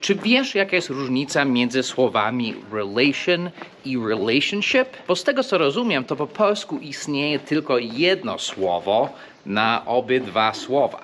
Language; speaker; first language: Polish; non-native, fluent; English